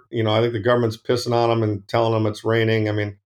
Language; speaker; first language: English; native; English